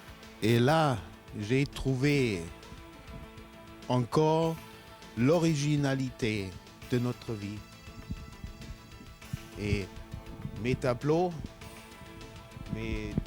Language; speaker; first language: French; non-native, learner; German